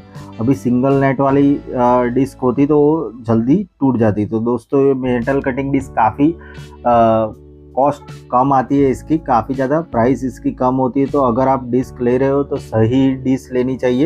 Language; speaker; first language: Hindi; native; Hindi